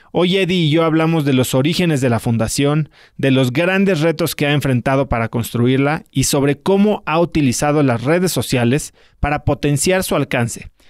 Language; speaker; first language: Spanish; native; Spanish